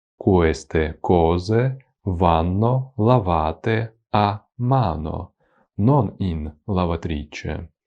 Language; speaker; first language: Italian; non-native, fluent; Ukrainian